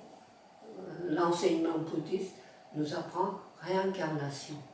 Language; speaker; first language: French; non-native, fluent; Korean